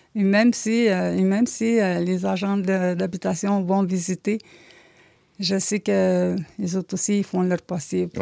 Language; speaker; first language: French; non-native, fluent; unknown